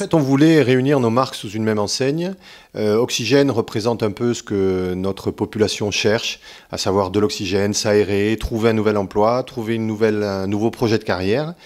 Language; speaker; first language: French; native; French